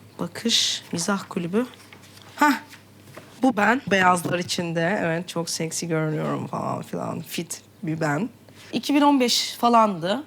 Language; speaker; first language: Turkish; native; Turkish